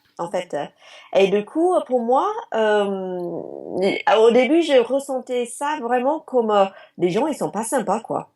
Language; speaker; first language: French; non-native, fluent; English